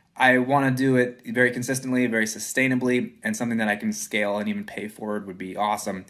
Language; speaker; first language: English; native; English